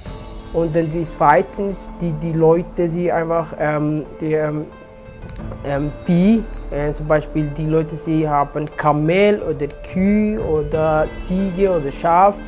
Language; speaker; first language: German; non-native, fluent; Somali